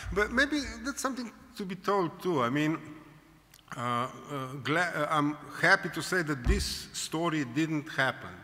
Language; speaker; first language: English; non-native, fluent; Slovenian